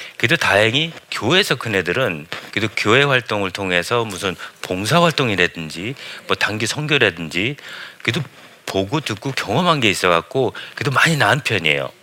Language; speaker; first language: Korean; early bilingual, heritage; Korean